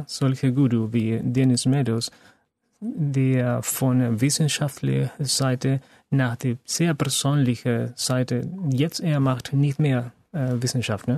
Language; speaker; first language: German; non-native, fluent; Spanish